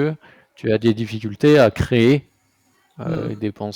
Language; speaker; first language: French; native; French